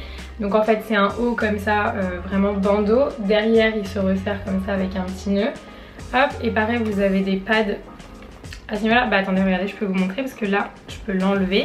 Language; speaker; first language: French; native; French